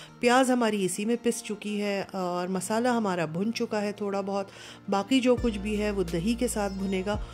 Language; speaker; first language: Urdu; native; Urdu